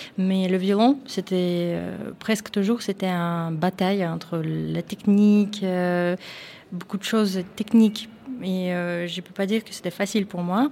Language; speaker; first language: French; non-native, fluent; Russian